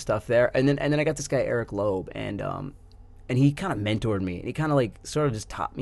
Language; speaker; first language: English; native; English